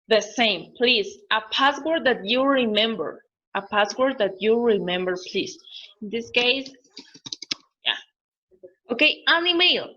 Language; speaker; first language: English; non-native, learner; Spanish